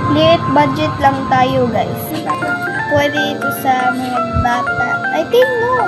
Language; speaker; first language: Filipino; non-native, local second language; Cebuano